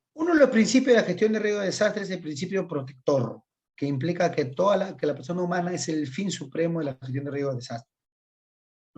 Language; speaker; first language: Spanish; native; Spanish